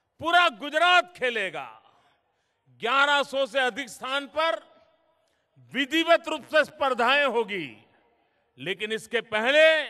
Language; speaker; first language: Hindi; non-native, local second language; Gujarati